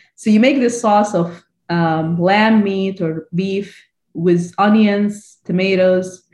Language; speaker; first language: English; non-native, fluent; Arabic